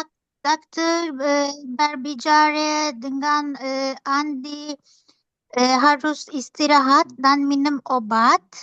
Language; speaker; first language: Indonesian; non-native, learner; Turkish